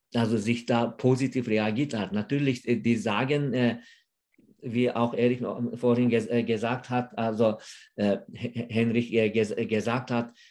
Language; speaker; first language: German; non-native, fluent; Uyghur